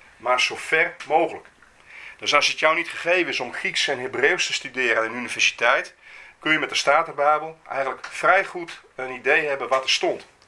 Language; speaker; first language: Dutch; native; Dutch